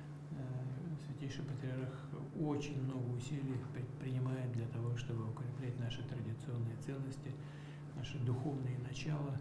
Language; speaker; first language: Russian; native; Russian